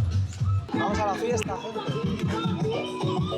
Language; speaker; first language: Spanish; native; Spanish